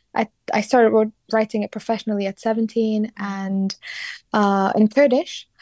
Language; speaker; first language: English; non-native, fluent; Kurdish